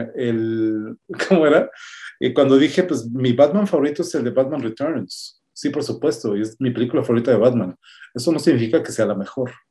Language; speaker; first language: Spanish; native; Spanish